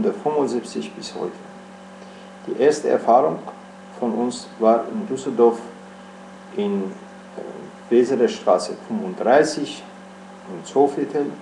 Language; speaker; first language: German; non-native, fluent; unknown